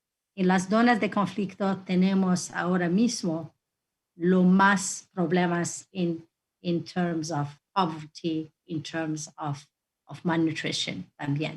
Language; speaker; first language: Spanish; non-native, fluent; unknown